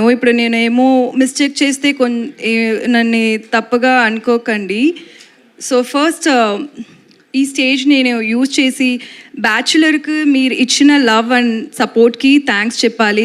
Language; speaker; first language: Telugu; non-native, learner; Tamil